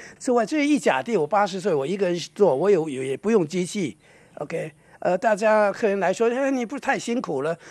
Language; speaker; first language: Chinese; non-native, local second language; Hakka Chinese